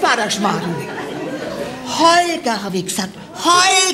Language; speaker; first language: German; native; German